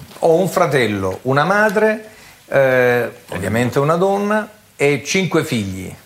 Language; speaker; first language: Italian; native; Italian